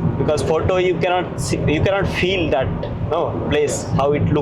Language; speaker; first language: English; non-native, local second language; Hindi